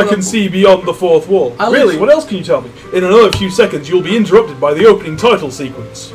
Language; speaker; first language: English; native; English